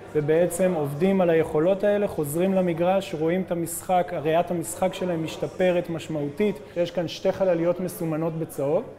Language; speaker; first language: Hebrew; native; Hebrew